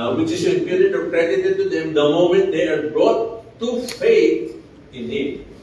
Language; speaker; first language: English; non-native, local second language; Filipino